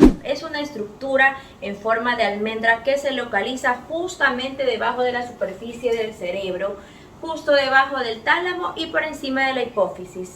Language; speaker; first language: Spanish; native; Spanish